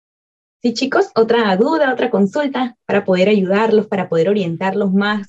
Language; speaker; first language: Spanish; native; Spanish